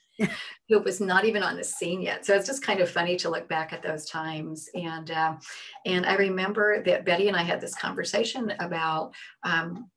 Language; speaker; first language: English; native; English